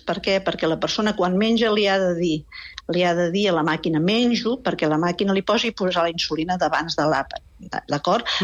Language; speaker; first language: Catalan; native; Catalan